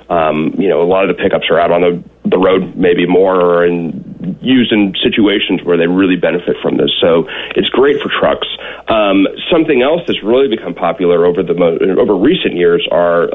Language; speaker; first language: English; native; English